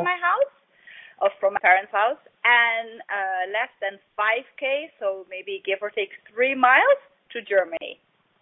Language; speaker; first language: English; non-native, fluent; Dutch